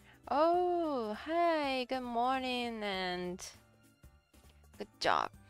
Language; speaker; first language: English; non-native, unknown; Japanese